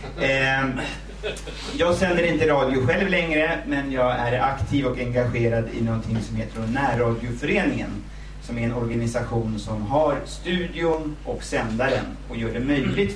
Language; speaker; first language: Swedish; native; Swedish